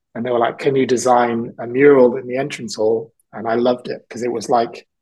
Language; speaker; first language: English; native; English